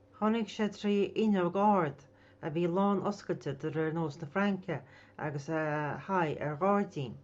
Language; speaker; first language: Irish; native; Irish